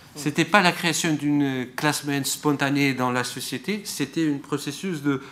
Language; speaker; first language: French; non-native, fluent; Portuguese